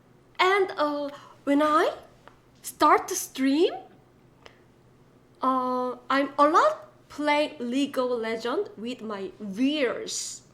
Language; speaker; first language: English; non-native, learner; Korean